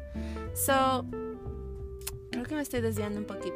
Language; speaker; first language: Spanish; early bilingual, heritage; Spanish